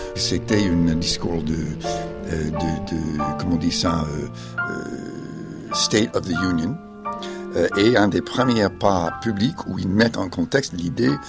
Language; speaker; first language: French; non-native, fluent; English